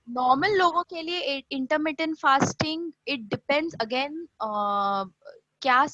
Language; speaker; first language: Hindi; non-native, local second language; Marathi